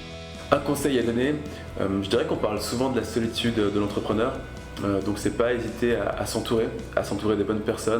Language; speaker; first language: French; native; French